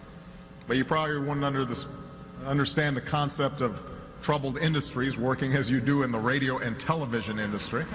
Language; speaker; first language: English; native; English